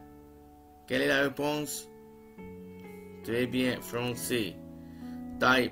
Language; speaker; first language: French; non-native, fluent; Arabic